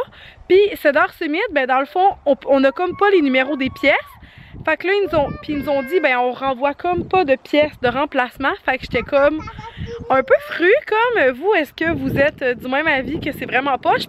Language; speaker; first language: French; native; French